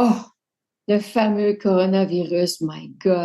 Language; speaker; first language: French; native; French